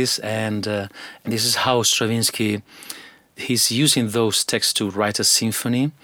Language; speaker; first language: German; non-native, fluent; Spanish